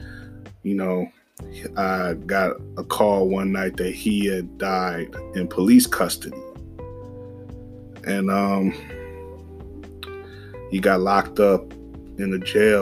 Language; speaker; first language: English; native; English